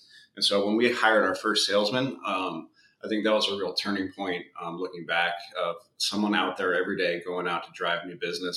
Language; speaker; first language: English; native; English